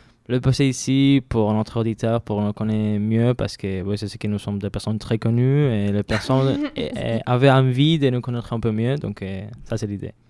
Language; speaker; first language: French; non-native, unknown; Spanish